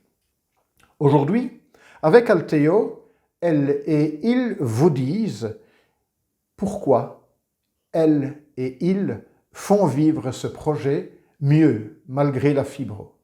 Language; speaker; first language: French; native; French